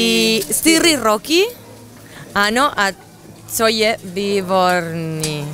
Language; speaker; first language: Czech; non-native, learner; Spanish